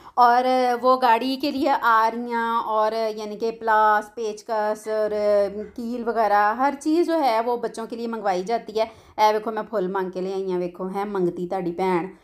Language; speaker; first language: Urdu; non-native, local second language; Punjabi